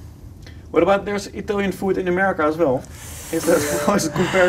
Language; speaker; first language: English; native; English